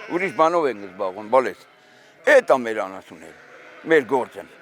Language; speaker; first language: Armenian; native; Armenian